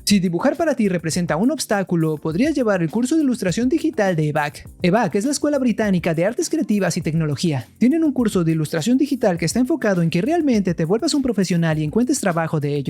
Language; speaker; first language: Spanish; native; Spanish